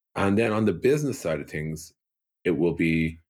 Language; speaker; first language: English; native; English